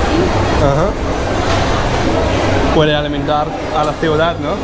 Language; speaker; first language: Spanish; non-native, fluent; English